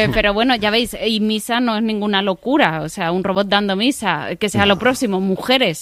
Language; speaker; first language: Spanish; native; Spanish